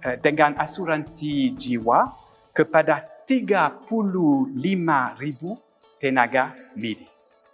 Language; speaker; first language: Indonesian; non-native, learner; French